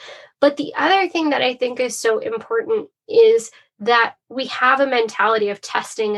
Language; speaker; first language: English; native; English